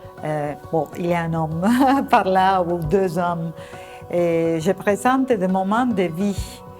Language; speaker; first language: French; non-native, fluent; Spanish